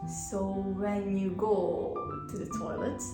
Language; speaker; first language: English; non-native, fluent; Hungarian